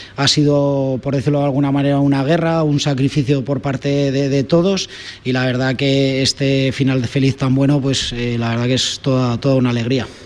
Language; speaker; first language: Spanish; native; Spanish